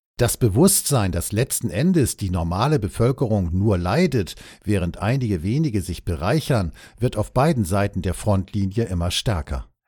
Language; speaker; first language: German; native; German